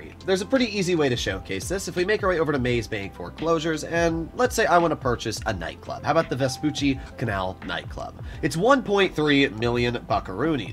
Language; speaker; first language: English; native; English